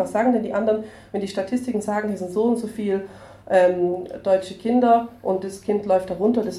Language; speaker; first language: German; native; German